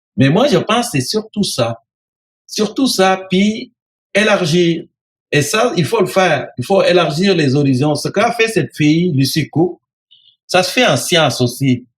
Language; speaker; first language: French; non-native, local second language; Serer